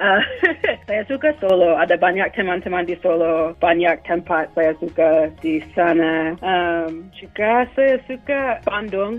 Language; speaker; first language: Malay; non-native, fluent; English